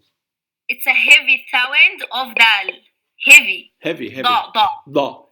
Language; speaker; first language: English; non-native, learner; Arabic